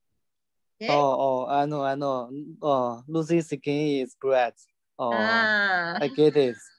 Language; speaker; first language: English; non-native, learner; Chinese